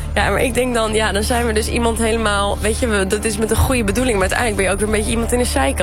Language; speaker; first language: Dutch; native; Dutch